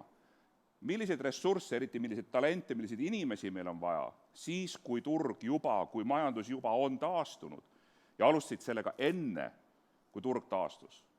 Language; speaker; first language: Estonian; native; Estonian